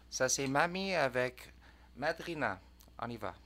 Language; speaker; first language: French; non-native, learner; English